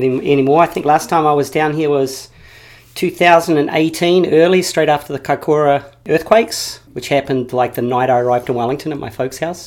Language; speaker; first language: English; native; English